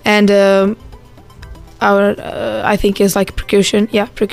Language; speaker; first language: English; non-native, learner; Portuguese